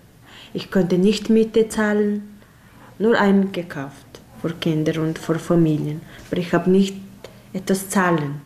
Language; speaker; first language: German; non-native, learner; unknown